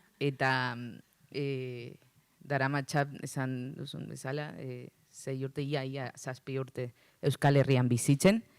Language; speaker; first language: Basque; non-native, learner; Spanish